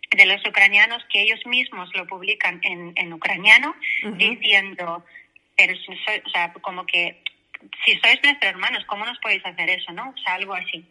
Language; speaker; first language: Spanish; non-native, fluent; Russian